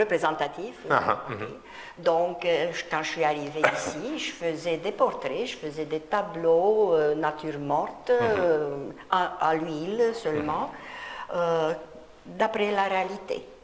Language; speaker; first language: French; non-native, fluent; Romanian